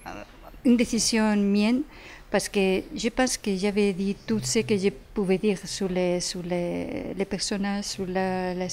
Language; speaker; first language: French; non-native, fluent; Spanish